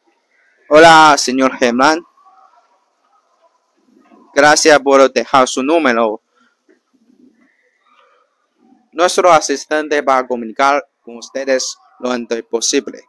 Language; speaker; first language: Spanish; non-native, learner; Chinese